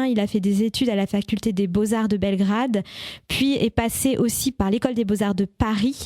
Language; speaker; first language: French; native; French